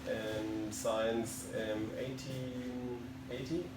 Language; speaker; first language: English; non-native, learner; German